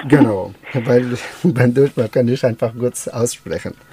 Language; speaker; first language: German; non-native, learner; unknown